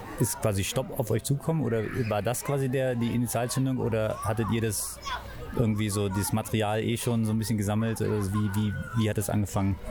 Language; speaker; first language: German; native; German